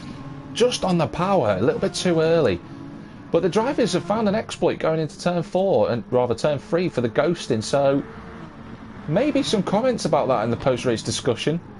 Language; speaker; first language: English; native; English